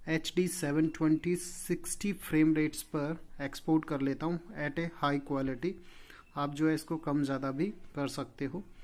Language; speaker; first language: Hindi; native; Hindi